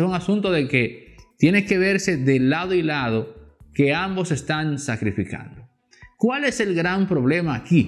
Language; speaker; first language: Spanish; native; Spanish